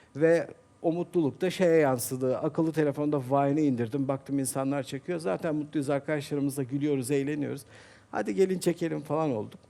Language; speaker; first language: Turkish; native; Turkish